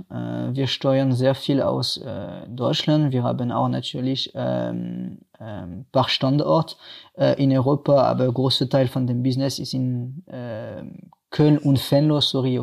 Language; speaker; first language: German; non-native, fluent; French